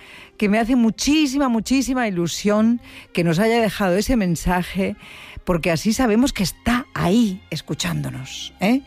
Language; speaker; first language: Spanish; native; Spanish